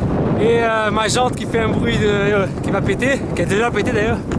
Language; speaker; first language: French; native; French